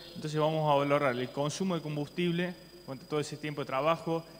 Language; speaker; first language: Spanish; native; Spanish